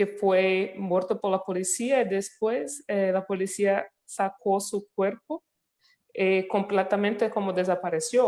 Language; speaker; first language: Spanish; non-native, fluent; Portuguese